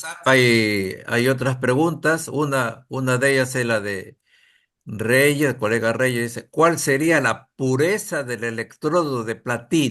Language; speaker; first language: Spanish; native; Spanish